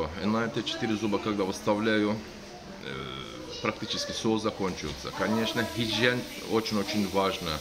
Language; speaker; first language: Russian; non-native, learner; Turkish